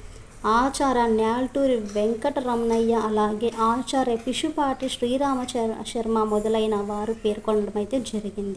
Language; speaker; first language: Telugu; native; Telugu